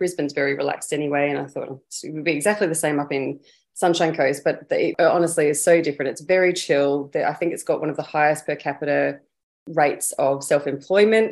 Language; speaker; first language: English; native; English